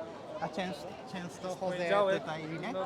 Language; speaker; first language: Polish; non-native, learner; Japanese